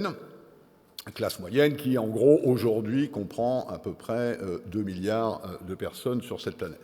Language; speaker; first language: French; native; French